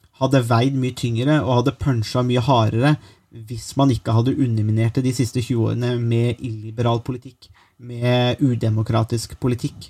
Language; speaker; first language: Norwegian; native; Norwegian